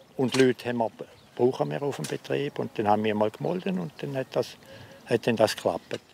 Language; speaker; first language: German; native; German